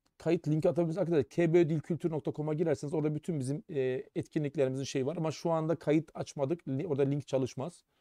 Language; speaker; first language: Turkish; early bilingual, heritage; German